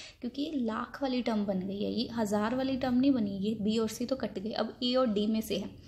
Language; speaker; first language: Hindi; non-native, local second language; Punjabi